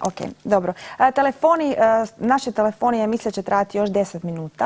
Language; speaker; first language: Croatian; native; Croatian